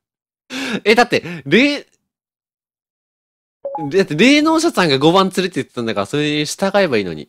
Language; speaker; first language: Japanese; native; Japanese